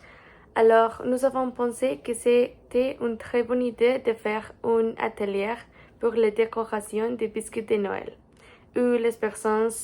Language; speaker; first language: French; non-native, learner; Spanish